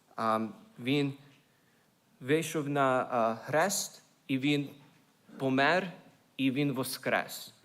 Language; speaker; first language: Ukrainian; early bilingual, heritage; Ukrainian